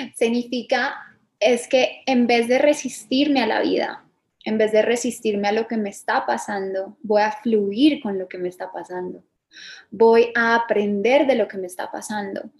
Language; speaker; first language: Spanish; early bilingual, other home language; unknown